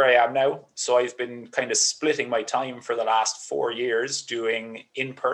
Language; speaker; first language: English; native; English